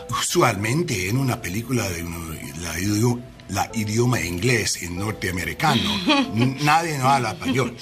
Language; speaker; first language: Spanish; non-native, learner; English